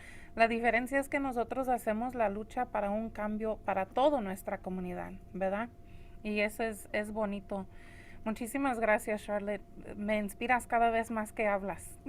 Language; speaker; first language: Spanish; early bilingual, heritage; English